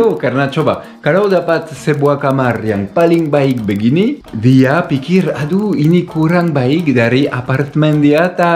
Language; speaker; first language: Indonesian; non-native, fluent; Croatian